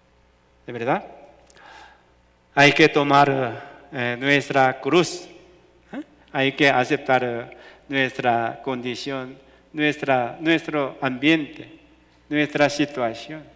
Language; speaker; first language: Spanish; non-native, fluent; Korean